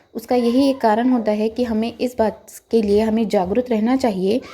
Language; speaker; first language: Hindi; non-native, local second language; Marathi